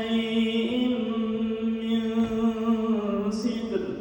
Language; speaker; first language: Arabic; native; Arabic